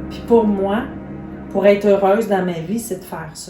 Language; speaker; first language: French; native; French